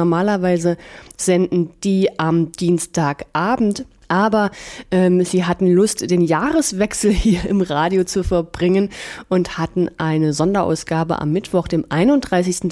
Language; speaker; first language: German; native; German